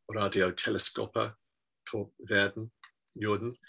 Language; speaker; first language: Norwegian; non-native, learner; English